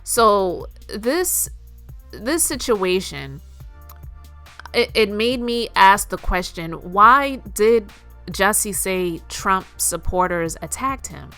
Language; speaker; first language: English; native; English